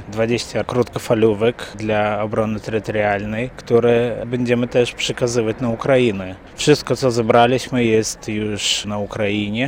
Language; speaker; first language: Polish; non-native, fluent; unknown